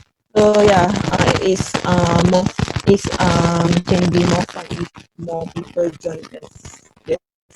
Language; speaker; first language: English; non-native, fluent; Malay